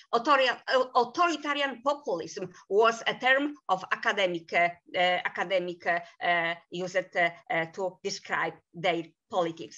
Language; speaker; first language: English; non-native, fluent; Polish